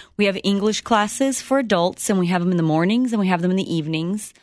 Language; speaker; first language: English; early bilingual, other home language; Spanish